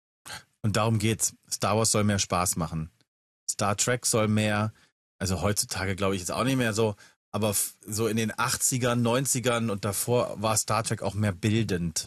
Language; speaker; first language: German; native; German